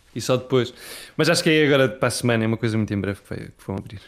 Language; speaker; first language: Portuguese; native; Portuguese